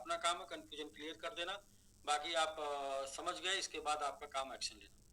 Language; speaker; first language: Hindi; native; Hindi